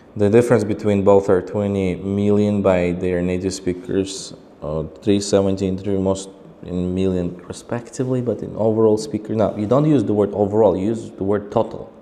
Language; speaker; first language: English; non-native, fluent; Uzbek